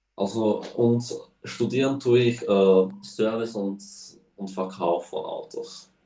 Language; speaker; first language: German; early bilingual, heritage; German